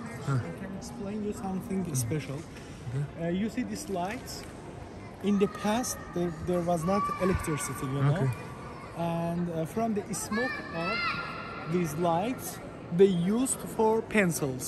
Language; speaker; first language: English; non-native, learner; Turkish